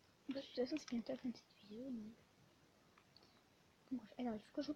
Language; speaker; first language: French; native; French